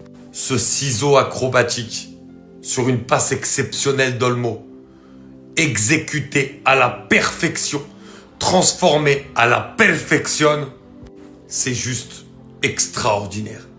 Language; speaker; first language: French; native; French